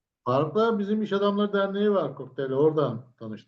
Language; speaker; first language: Turkish; native; Turkish